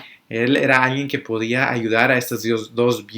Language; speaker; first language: Spanish; early bilingual, other home language; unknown